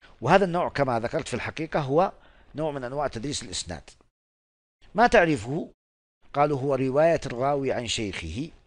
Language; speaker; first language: Arabic; non-native, fluent; Oromo